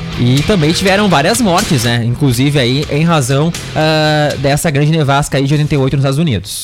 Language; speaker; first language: Portuguese; native; Portuguese